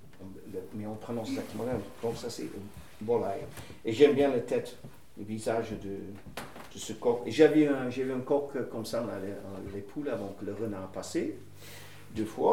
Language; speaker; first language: French; non-native, fluent; English